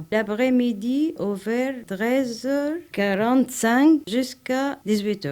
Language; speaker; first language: French; non-native, learner; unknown